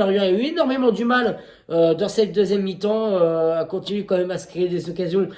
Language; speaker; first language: French; native; French